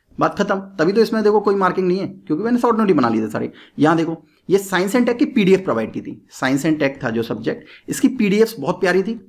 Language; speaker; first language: Hindi; native; Hindi